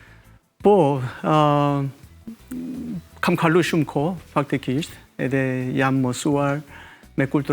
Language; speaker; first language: Albanian; non-native, fluent; Korean